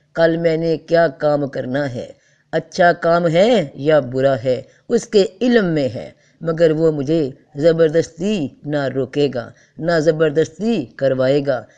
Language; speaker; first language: Urdu; native; Urdu